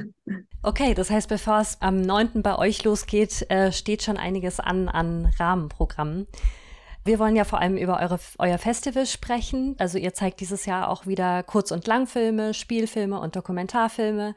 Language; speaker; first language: German; native; German